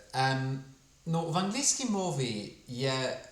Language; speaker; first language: Ukrainian; non-native, fluent; English